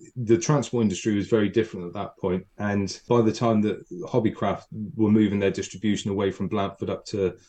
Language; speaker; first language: English; native; English